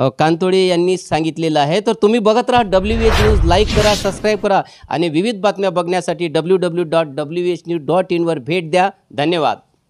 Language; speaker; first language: Marathi; native; Marathi